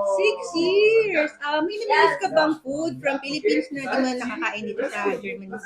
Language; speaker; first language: Filipino; native; Filipino